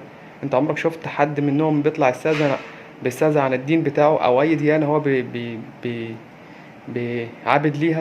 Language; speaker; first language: Arabic; native; Arabic